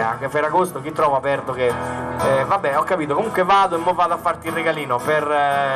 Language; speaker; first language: Italian; native; Italian